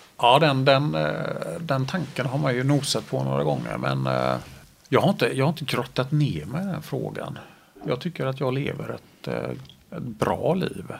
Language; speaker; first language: Swedish; native; Swedish